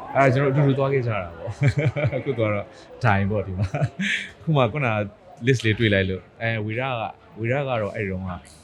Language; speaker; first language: Burmese; native; Burmese